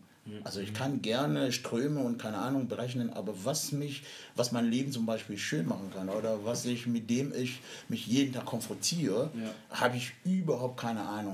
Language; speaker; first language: German; non-native, fluent; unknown